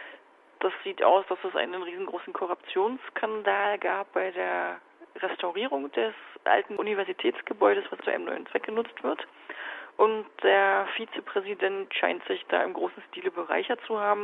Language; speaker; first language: German; native; German